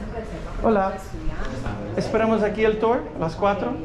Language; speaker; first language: Spanish; non-native, fluent; English